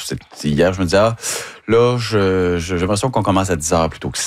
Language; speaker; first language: French; native; French